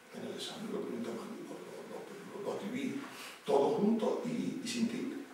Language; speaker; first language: Spanish; native; Spanish